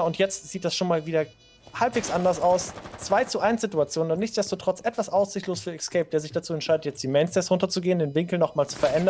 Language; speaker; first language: German; native; German